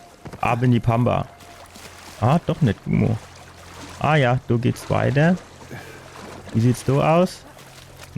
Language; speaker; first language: German; native; German